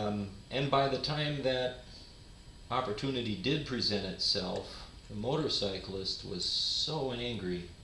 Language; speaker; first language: English; native; English